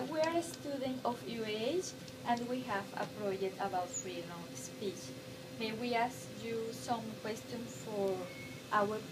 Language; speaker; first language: English; non-native, learner; Spanish